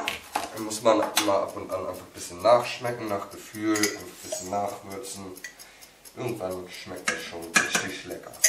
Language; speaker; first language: German; native; German